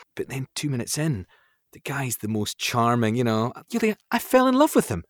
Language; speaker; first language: English; native; English